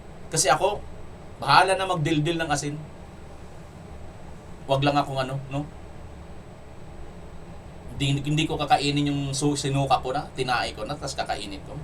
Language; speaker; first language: Filipino; native; Filipino